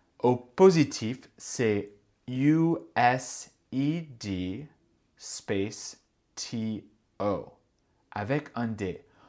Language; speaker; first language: French; non-native, fluent; English